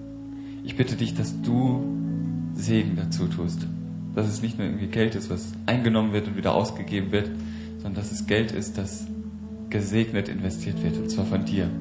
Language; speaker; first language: German; native; German